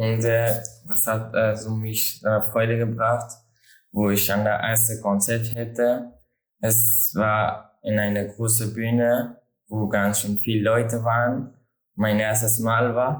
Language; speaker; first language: German; non-native, learner; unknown